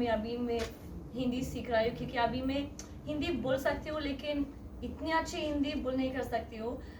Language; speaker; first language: Hindi; non-native, learner; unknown